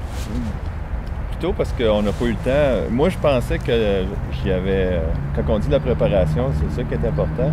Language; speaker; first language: French; native; French